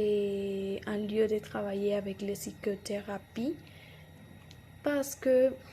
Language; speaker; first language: French; non-native, learner; Spanish